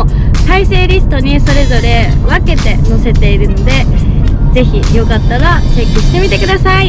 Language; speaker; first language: Japanese; native; Japanese